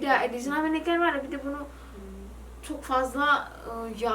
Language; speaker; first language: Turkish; non-native, learner; Indonesian